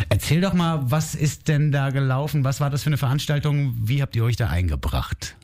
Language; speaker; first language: German; native; German